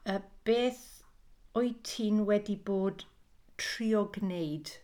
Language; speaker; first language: Welsh; non-native, learner; English